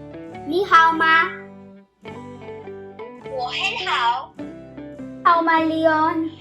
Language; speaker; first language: Chinese; non-native, learner; English